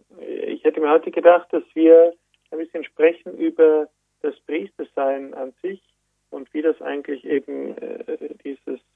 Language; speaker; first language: German; native; German